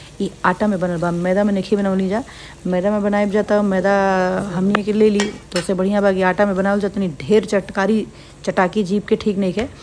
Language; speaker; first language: Bhojpuri; non-native, local second language; Hindi